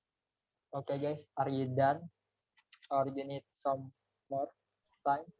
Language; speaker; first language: English; non-native, learner; Indonesian